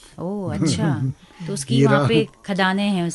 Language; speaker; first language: Hindi; native; Hindi